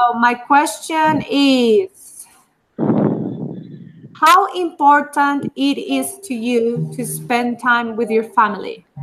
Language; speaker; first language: English; non-native, fluent; Spanish